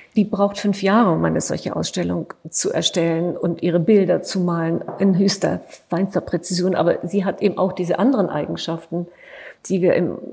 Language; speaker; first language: German; native; German